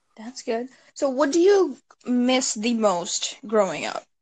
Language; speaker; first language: English; early bilingual, other home language; Bangla